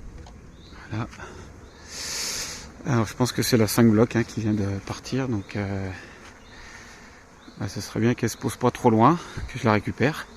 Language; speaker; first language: French; native; French